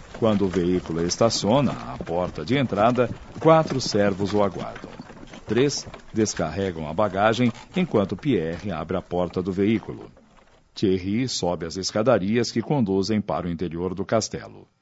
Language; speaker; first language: Portuguese; native; Portuguese